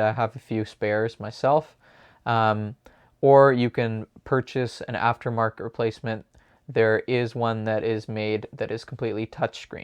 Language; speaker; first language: English; native; English